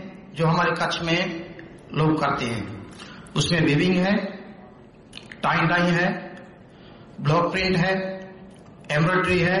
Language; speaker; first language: Hindi; non-native, local second language; Kachhi